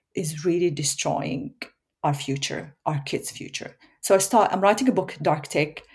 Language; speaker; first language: English; non-native, fluent; Arabic